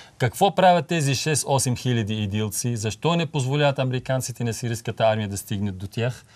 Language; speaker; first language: Bulgarian; non-native, fluent; Arabic